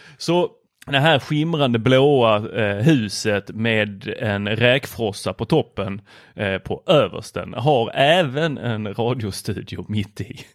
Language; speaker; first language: Swedish; native; Swedish